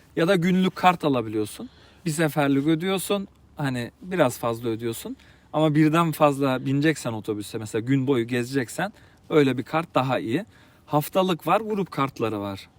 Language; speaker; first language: Turkish; early bilingual, heritage; Turkish